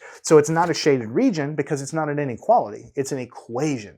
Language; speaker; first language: English; native; English